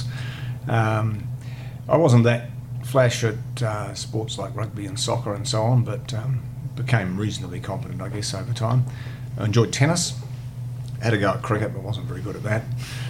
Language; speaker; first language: English; native; English